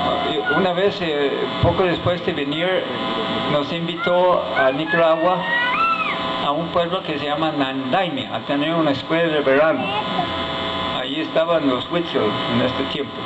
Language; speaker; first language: Spanish; non-native, fluent; English